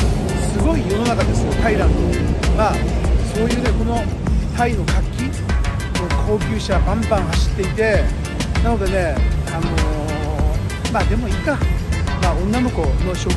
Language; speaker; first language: Japanese; native; Japanese